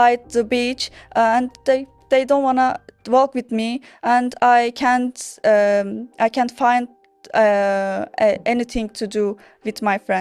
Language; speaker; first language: English; non-native, learner; Turkish